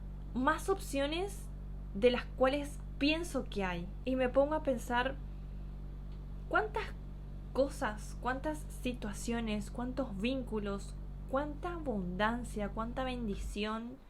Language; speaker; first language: Spanish; native; Spanish